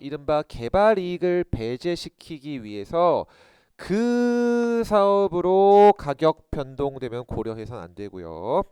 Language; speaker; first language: Korean; native; Korean